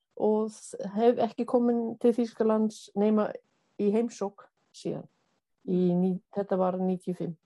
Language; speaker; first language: Icelandic; non-native, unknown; German